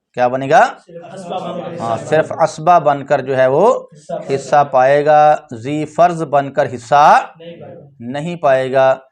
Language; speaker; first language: Urdu; non-native, local second language; Punjabi